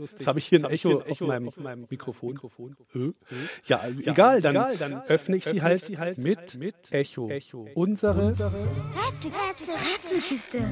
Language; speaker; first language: German; native; German